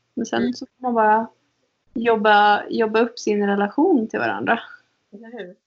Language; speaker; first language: Swedish; native; Swedish